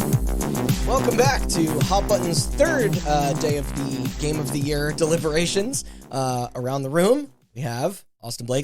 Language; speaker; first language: English; native; English